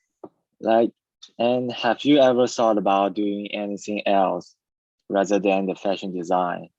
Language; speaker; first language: English; non-native, learner; Chinese